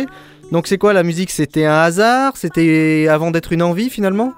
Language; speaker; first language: French; native; French